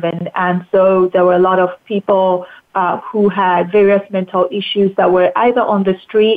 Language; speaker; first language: English; non-native, local second language; Akan